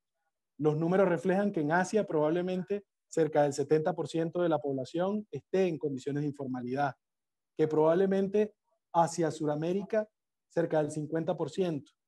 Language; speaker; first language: Spanish; native; Spanish